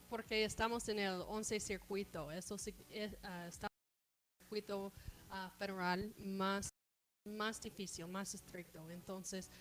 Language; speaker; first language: Spanish; non-native, fluent; English